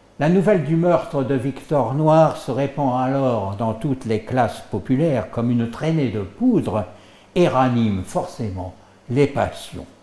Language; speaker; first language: French; native; French